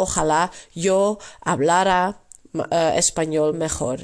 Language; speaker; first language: Spanish; non-native, fluent; Dutch